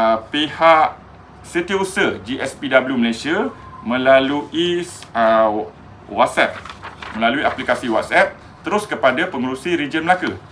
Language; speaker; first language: Malay; native; Malay